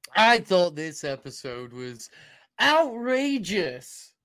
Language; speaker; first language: English; native; English